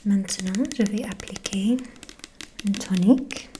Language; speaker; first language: French; non-native, fluent; English